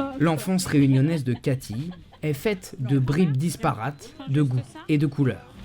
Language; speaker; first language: French; native; French